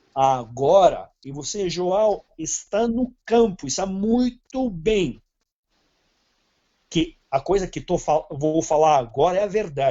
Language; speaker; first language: Portuguese; non-native, fluent; Serbian